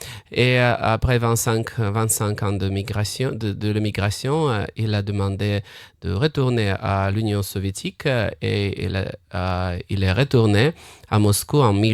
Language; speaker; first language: French; non-native, fluent; Russian